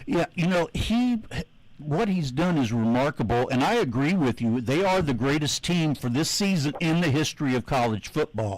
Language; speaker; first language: English; native; English